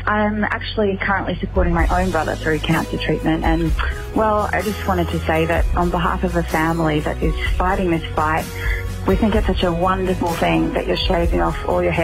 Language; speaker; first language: English; native; English